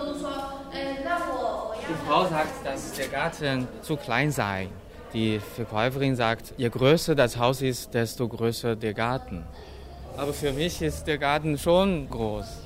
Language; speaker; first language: German; non-native, fluent; Chinese